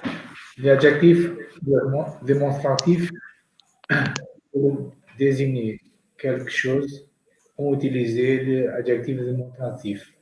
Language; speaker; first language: French; non-native, learner; Portuguese